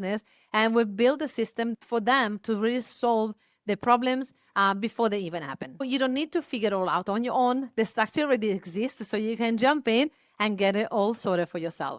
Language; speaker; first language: English; non-native, fluent; Italian